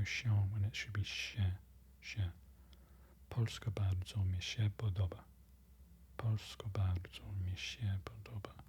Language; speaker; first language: Polish; non-native, learner; English